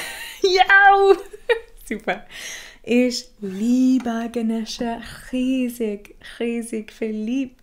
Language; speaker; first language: German; non-native, fluent; English